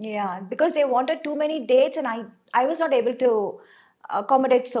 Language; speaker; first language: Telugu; non-native, local second language; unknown